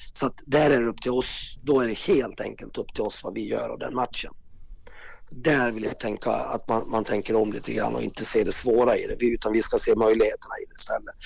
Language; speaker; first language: Swedish; native; Swedish